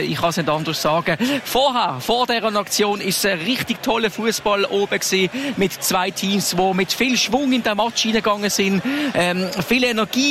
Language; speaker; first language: German; native; German